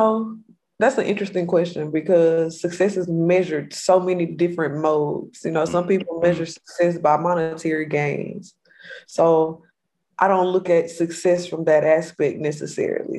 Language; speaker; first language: English; native; English